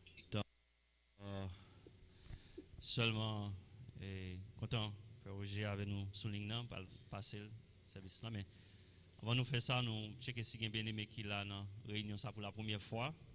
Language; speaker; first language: French; native; French